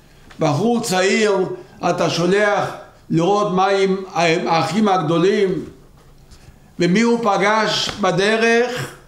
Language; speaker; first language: Hebrew; non-native, local second language; Yiddish